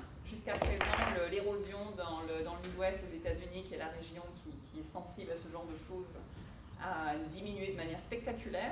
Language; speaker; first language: French; native; French